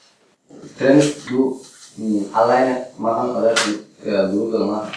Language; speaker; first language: German; non-native, learner; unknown